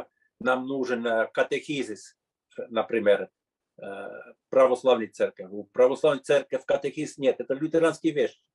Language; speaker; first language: Russian; non-native, fluent; Finnish